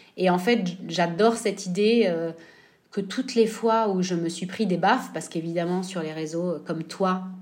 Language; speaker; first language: French; native; French